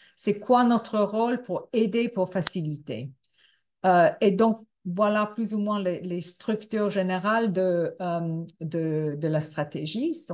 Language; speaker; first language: French; non-native, fluent; English